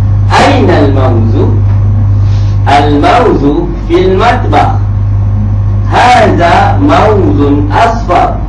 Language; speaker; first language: Arabic; non-native, fluent; Malay